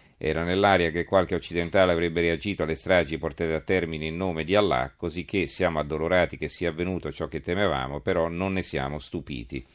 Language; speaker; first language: Italian; native; Italian